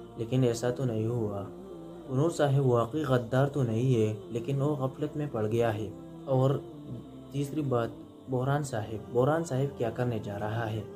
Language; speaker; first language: Urdu; non-native, local second language; Pashto